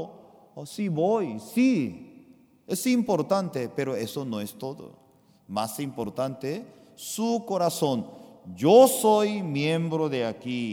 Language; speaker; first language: Spanish; non-native, fluent; Korean